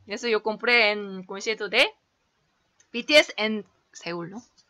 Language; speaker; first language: Spanish; non-native, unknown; Korean